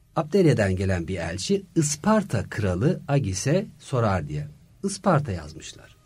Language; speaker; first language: Turkish; early bilingual, heritage; Turkish